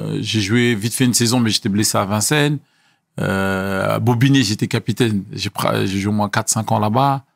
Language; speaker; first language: French; early bilingual, other home language; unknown